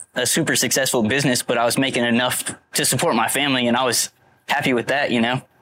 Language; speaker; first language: English; native; English